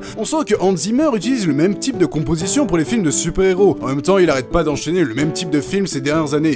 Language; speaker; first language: French; native; French